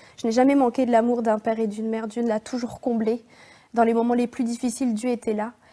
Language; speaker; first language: French; native; French